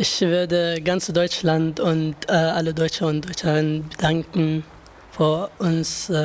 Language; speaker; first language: German; non-native, learner; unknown